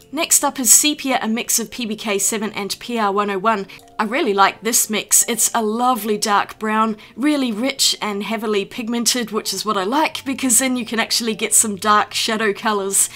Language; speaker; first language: English; native; English